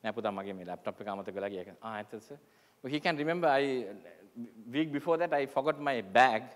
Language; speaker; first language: English; non-native, local second language; Sinhala